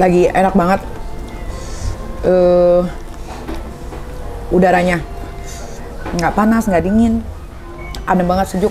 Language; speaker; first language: Indonesian; native; Indonesian